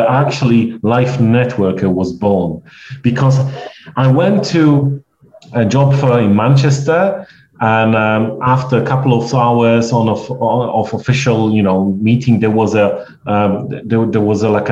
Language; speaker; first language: English; non-native, fluent; Polish